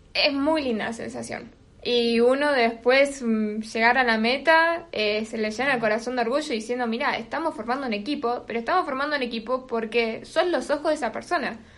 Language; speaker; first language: Spanish; native; Spanish